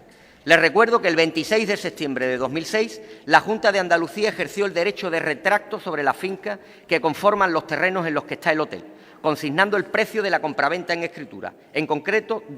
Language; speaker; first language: Spanish; native; Spanish